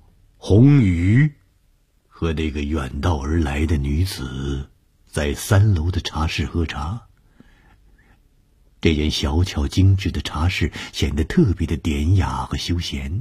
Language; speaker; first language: Chinese; native; Chinese